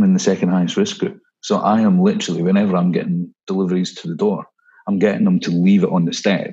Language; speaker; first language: English; native; English